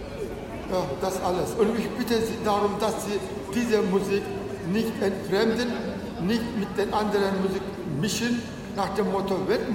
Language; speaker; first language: German; non-native, fluent; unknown